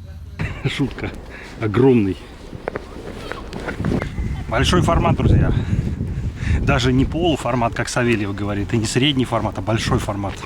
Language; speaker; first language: Russian; native; Russian